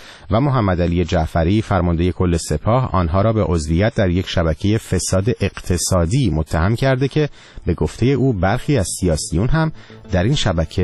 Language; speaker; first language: Persian; native; Persian